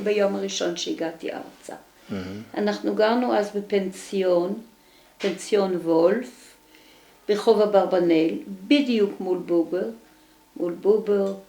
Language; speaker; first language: Hebrew; early bilingual, other home language; Dutch